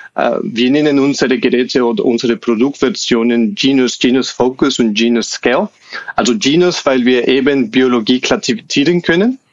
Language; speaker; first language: German; non-native, fluent; Spanish